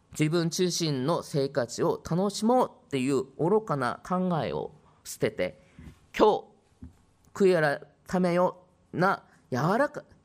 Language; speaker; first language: Japanese; non-native, fluent; Korean